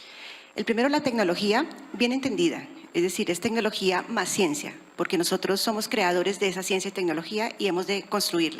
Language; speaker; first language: Spanish; native; Spanish